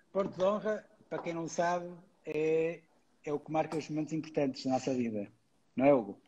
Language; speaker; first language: Portuguese; native; Portuguese